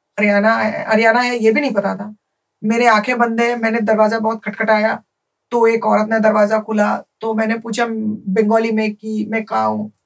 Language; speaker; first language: Hindi; non-native, local second language; Bangla